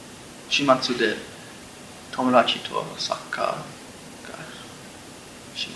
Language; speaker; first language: Japanese; non-native, learner; English